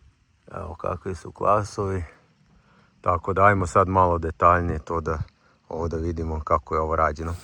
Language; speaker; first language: Croatian; native; Croatian